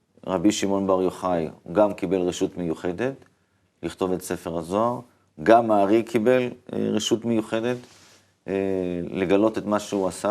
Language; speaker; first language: Hebrew; native; Hebrew